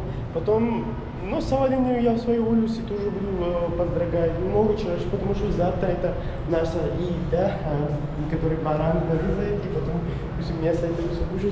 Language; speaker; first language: Russian; non-native, learner; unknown